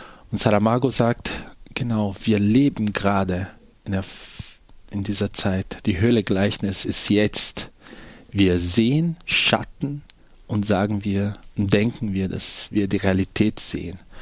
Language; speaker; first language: German; non-native, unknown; Portuguese